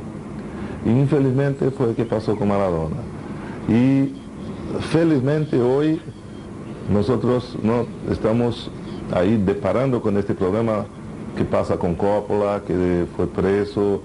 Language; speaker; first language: Spanish; non-native, fluent; Portuguese